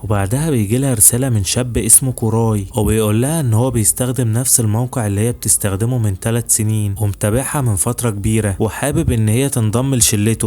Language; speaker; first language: Arabic; native; Arabic